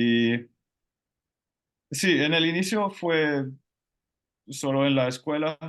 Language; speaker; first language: Spanish; non-native, fluent; Finnish